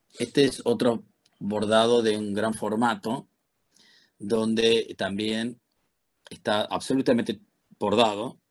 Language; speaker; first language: Spanish; native; Spanish